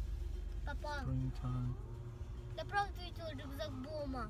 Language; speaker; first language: Russian; early bilingual, heritage; Russian